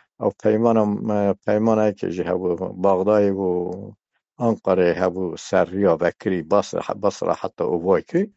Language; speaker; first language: Kurdish; non-native, local second language; Turkish